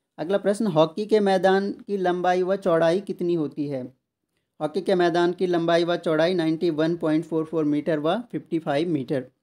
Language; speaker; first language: Hindi; native; Hindi